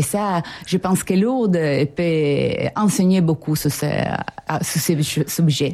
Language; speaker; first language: French; non-native, fluent; Italian